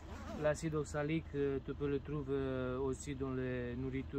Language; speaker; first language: French; non-native, learner; Romanian